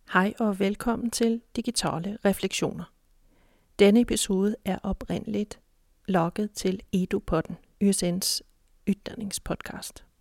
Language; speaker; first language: Danish; native; Danish